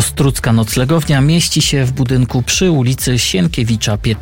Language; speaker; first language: Polish; native; Polish